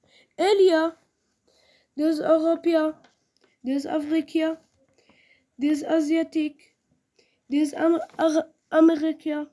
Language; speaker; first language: French; non-native, learner; Arabic